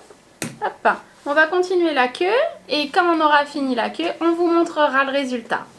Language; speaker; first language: French; native; French